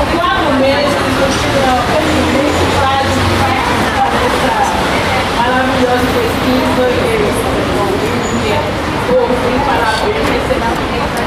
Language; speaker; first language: Portuguese; non-native, learner; Haitian Creole